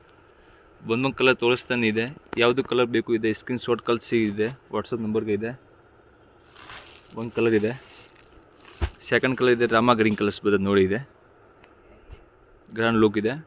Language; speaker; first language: Kannada; non-native, local second language; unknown